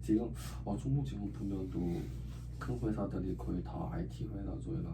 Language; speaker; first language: Korean; non-native, learner; Chinese